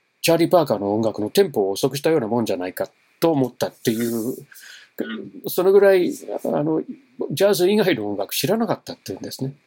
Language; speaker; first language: Japanese; non-native, fluent; English